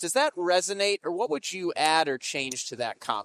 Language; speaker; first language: English; native; English